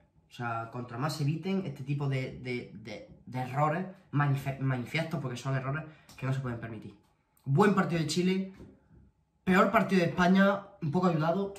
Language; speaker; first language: Spanish; native; Spanish